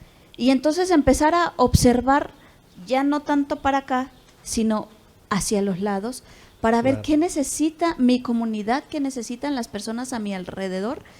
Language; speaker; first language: Spanish; native; Spanish